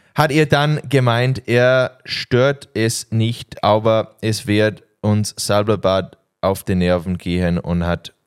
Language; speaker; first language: German; non-native, learner; English